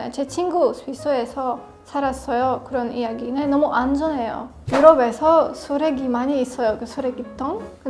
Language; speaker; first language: Korean; non-native, learner; Polish